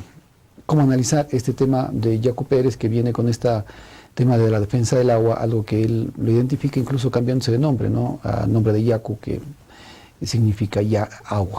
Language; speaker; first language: Spanish; native; Spanish